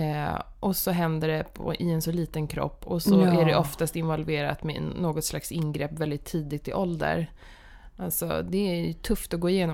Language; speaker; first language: Swedish; native; Swedish